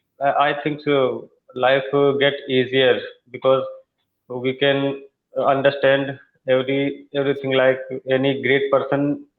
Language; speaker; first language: English; non-native, learner; Hindi